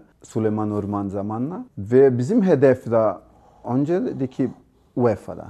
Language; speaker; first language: Turkish; non-native, learner; Portuguese